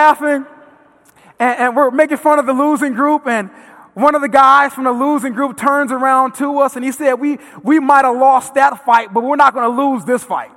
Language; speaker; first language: English; native; English